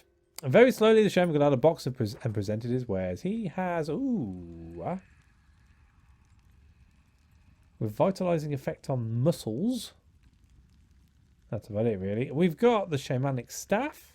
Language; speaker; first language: English; native; English